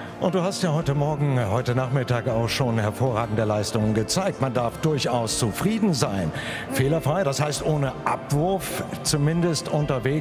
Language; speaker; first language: German; native; German